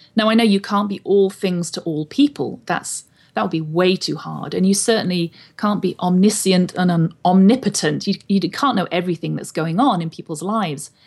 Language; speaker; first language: English; native; English